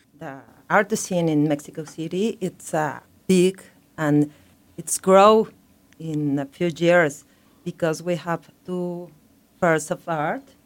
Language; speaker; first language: English; non-native, learner; Spanish